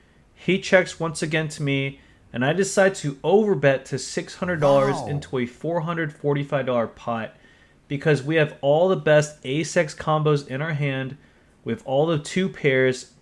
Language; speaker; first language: English; native; English